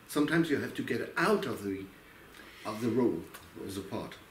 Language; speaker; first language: English; non-native, learner; French